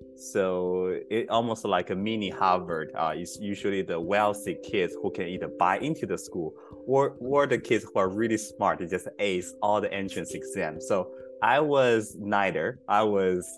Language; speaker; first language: English; non-native, fluent; Chinese